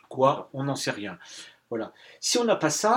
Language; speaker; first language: French; native; French